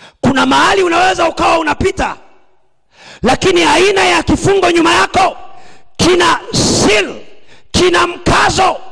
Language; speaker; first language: Swahili; native; Swahili